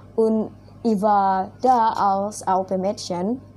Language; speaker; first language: German; non-native, learner; Indonesian